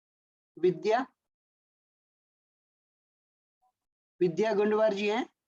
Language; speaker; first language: Hindi; native; Hindi